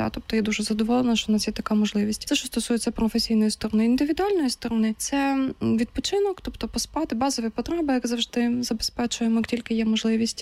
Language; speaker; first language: Ukrainian; native; Ukrainian